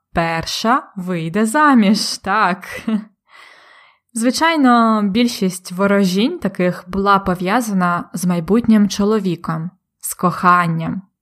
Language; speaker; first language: Ukrainian; native; Ukrainian